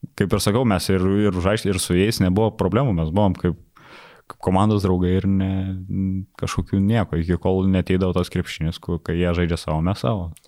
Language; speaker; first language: Lithuanian; native; Lithuanian